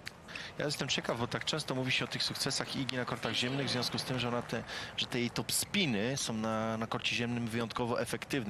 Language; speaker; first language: Polish; native; Polish